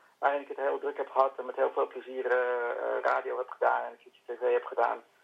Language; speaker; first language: Dutch; native; Dutch